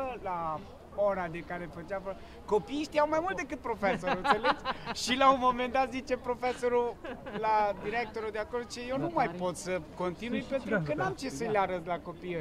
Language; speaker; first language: Romanian; non-native, local second language; Romany